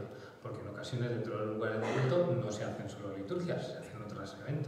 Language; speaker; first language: Spanish; native; Spanish